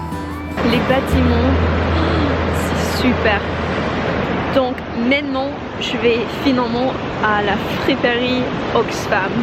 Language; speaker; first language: French; non-native, learner; English